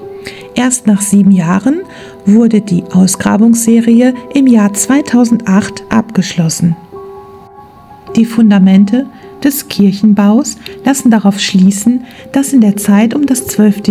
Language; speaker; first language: German; native; German